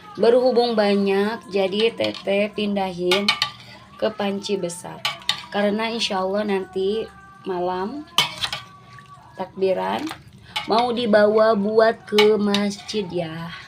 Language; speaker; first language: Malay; non-native, local second language; Sundanese